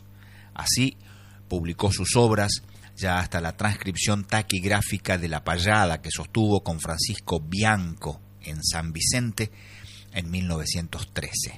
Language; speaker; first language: Spanish; native; Spanish